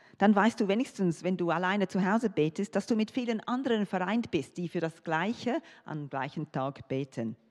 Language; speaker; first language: German; non-native, fluent; English